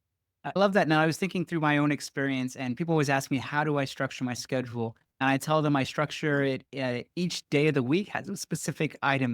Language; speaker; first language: English; native; English